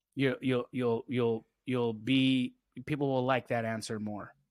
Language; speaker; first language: English; native; English